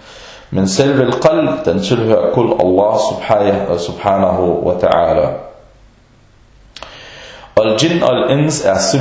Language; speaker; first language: Danish; early bilingual, other home language; Arabic